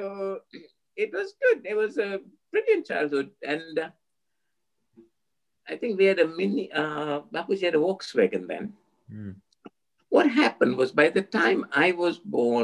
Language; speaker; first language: English; non-native, local second language; Gujarati